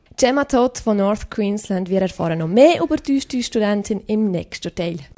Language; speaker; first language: German; native; German